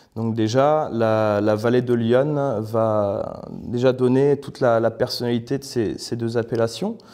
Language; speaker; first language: French; native; French